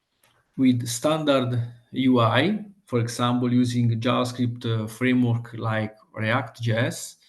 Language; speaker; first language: English; non-native, fluent; Italian